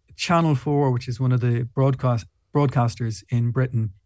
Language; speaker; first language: English; native; English